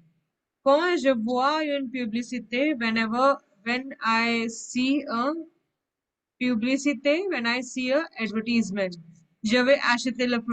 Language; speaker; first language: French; non-native, learner; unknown